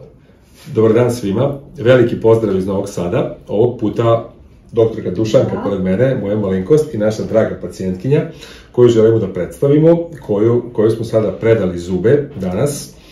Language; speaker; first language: Serbian; native; Serbian